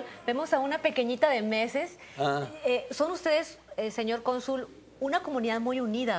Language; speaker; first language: Spanish; native; Spanish